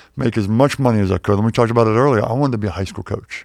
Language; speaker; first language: English; native; English